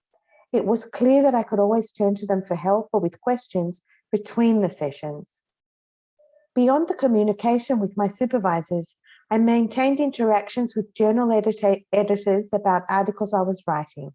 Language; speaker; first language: English; non-native, fluent; Hebrew